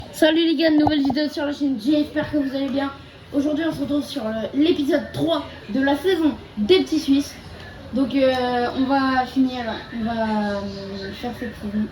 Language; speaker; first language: French; native; French